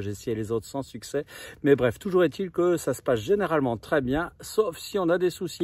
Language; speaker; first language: French; native; French